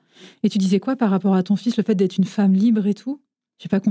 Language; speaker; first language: French; native; French